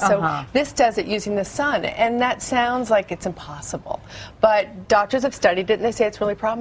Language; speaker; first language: English; native; English